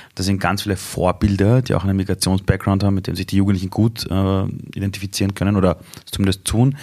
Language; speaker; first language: German; early bilingual, other home language; Persian